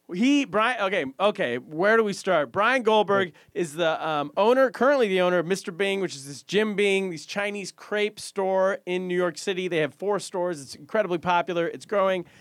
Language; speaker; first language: English; native; English